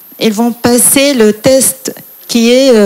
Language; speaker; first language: French; non-native, fluent; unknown